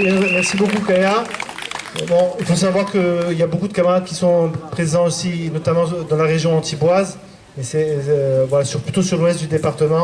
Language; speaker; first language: French; native; French